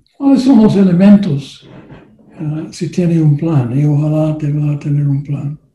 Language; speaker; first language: Spanish; non-native, learner; English